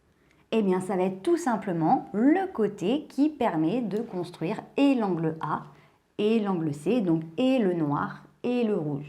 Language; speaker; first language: French; native; French